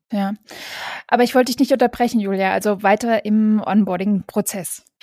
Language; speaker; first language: German; native; German